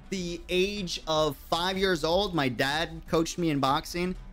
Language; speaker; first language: English; native; English